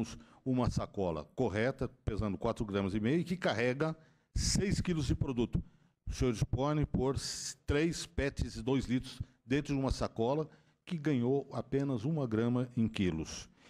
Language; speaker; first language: Portuguese; native; Portuguese